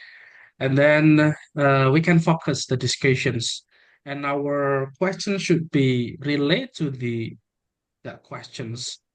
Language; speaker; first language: English; non-native, learner; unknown